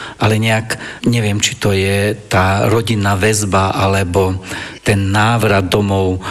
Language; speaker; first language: Slovak; non-native, local second language; German